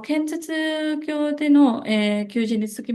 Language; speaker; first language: Japanese; non-native, fluent; Indonesian